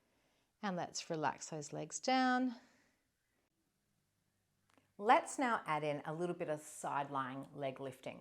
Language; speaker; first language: English; native; English